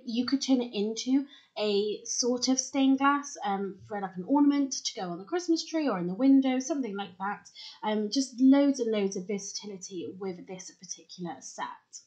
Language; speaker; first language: English; native; English